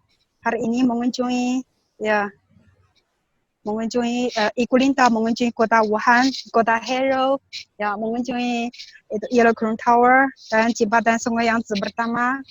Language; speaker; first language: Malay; non-native, learner; Chinese